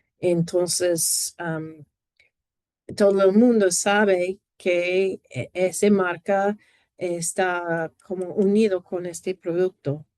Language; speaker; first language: Spanish; non-native, fluent; English